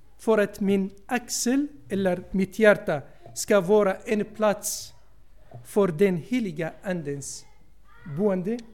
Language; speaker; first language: Swedish; non-native, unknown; Arabic